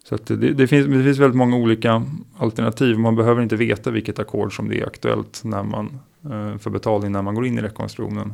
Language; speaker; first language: Swedish; native; Swedish